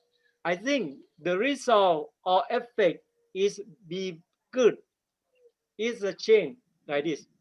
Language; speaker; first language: English; non-native, learner; Thai